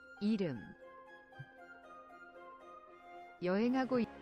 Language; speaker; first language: Korean; non-native, learner; English